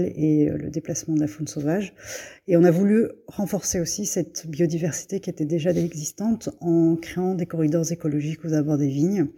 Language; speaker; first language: French; native; French